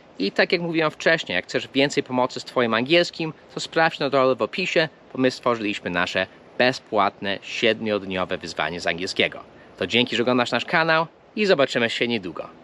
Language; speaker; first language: Polish; non-native, fluent; English